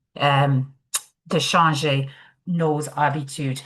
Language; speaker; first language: French; non-native, fluent; English